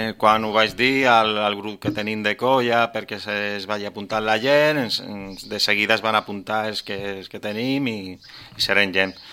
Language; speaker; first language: Catalan; non-native, local second language; Spanish